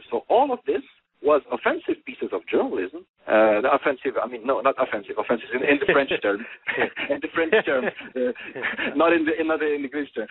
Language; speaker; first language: English; non-native, fluent; Arabic